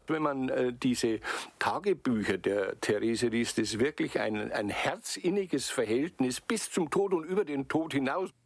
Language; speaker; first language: German; native; German